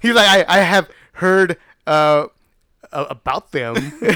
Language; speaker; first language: English; early bilingual, other home language; Spanish